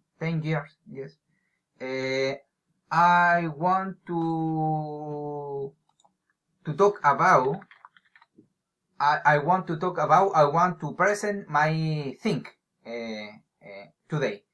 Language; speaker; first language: English; non-native, learner; Spanish